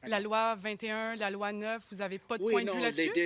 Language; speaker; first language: French; native; French